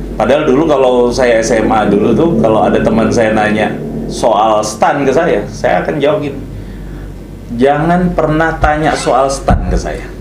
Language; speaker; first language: Indonesian; non-native, local second language; Minangkabau